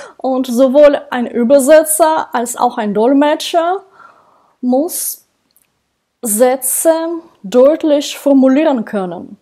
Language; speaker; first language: German; non-native, fluent; Russian